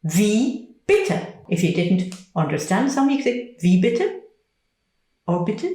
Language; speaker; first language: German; non-native, fluent; English